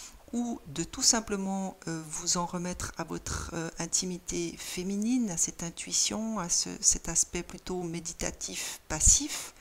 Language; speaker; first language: French; native; French